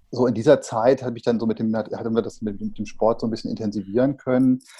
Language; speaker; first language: German; native; German